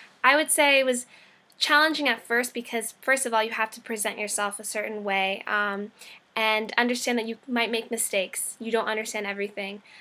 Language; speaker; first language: English; native; English